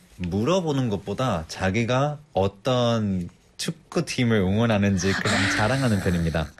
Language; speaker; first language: Korean; non-native, fluent; Spanish